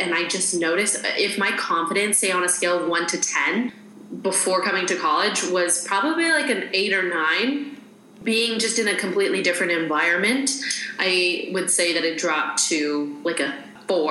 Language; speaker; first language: English; native; English